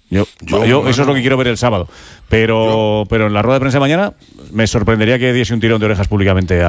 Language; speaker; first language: Spanish; native; Spanish